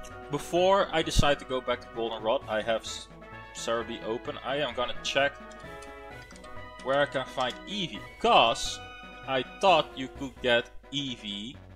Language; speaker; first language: English; early bilingual, other home language; Dutch